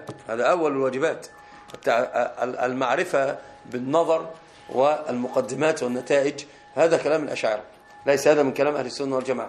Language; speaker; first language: Arabic; native; Arabic